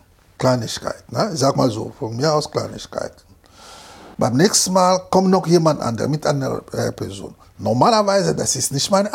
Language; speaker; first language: German; non-native, fluent; Lingala